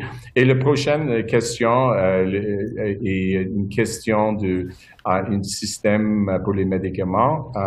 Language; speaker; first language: French; non-native, local second language; English